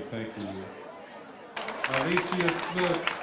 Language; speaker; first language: English; native; English